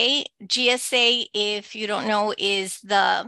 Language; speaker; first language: English; early bilingual, other home language; Spanish